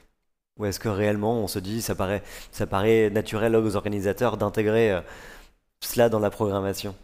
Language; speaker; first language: French; native; French